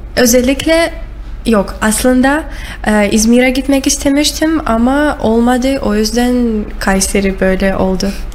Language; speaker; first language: Turkish; non-native, learner; Russian